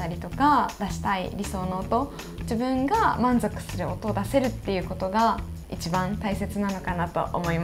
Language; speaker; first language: Japanese; native; Japanese